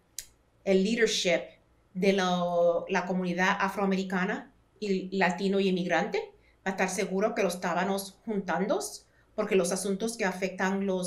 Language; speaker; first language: Spanish; early bilingual, heritage; Spanish